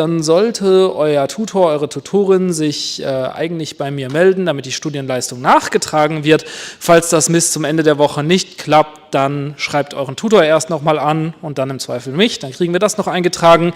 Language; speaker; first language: German; native; German